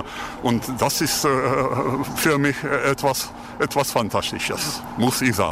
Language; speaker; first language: German; non-native, fluent; Czech